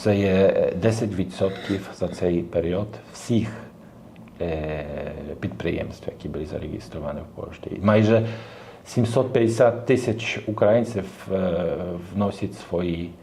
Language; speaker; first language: Ukrainian; non-native, learner; Polish